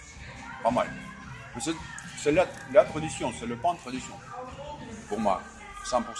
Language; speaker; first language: French; non-native, fluent; Russian